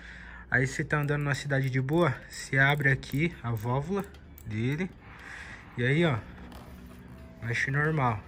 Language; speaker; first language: Portuguese; native; Portuguese